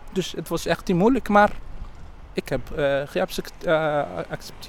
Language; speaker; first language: Dutch; non-native, learner; Somali